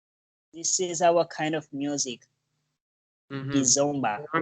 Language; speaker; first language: English; non-native, learner; Portuguese